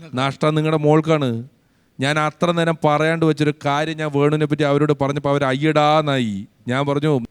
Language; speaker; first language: Malayalam; native; Malayalam